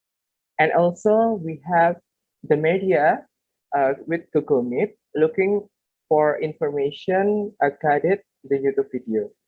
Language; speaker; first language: English; non-native, learner; Indonesian